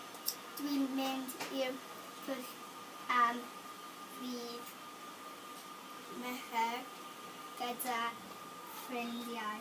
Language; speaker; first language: Welsh; non-native, local second language; English